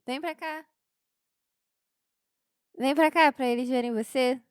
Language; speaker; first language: Portuguese; native; Portuguese